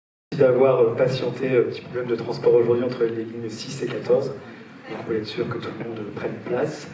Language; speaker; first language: French; native; French